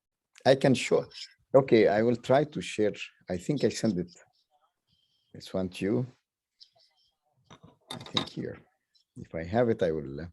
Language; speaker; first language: English; non-native, fluent; Arabic